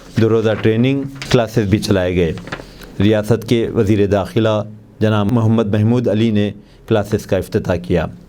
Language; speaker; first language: Urdu; native; Urdu